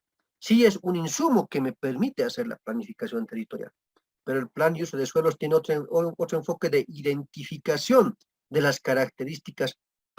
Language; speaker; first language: Spanish; native; Spanish